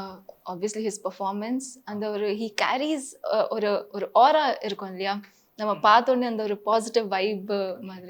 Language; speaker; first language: Tamil; non-native, fluent; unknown